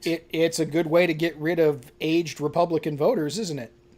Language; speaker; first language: English; native; English